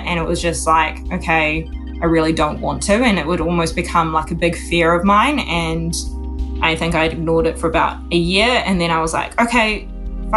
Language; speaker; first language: English; native; English